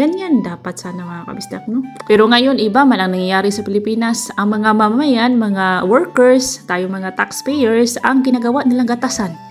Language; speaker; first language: Filipino; non-native, local second language; Cebuano